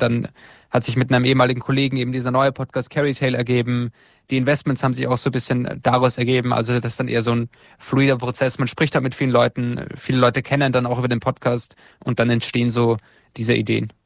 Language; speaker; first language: German; native; German